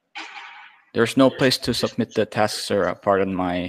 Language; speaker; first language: English; non-native, learner; Indonesian